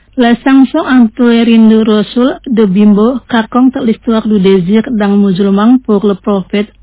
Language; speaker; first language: French; non-native, fluent; Indonesian